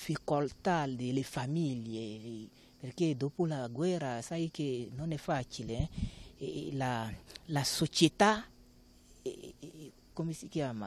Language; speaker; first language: Italian; non-native, learner; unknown